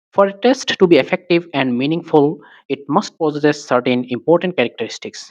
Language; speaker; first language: English; non-native, local second language; Assamese